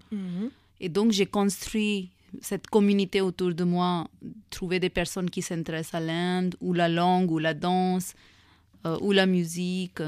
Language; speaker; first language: French; non-native, fluent; Hindi